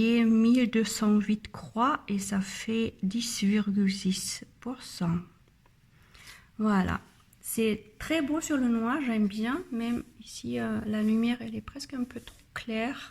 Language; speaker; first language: French; non-native, learner; German